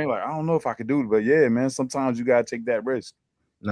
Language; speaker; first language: English; native; English